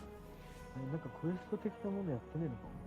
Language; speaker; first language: Japanese; native; Japanese